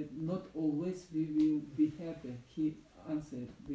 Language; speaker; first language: English; non-native, learner; Lithuanian